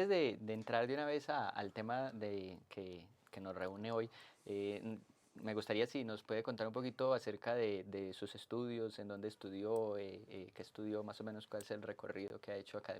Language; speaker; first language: Spanish; native; Spanish